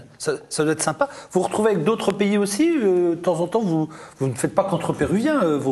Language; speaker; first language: French; native; French